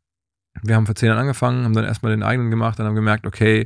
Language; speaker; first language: German; native; German